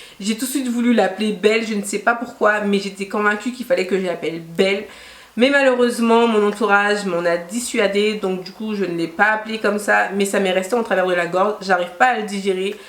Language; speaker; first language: French; non-native, local second language; Haitian Creole